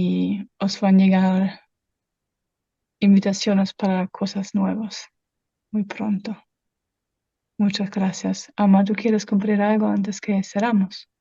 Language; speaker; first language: Spanish; non-native, fluent; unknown